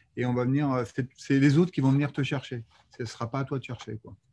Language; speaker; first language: French; native; French